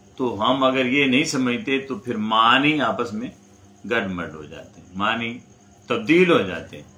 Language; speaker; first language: Urdu; non-native, local second language; Punjabi